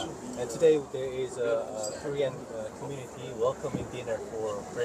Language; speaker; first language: English; non-native, local second language; Korean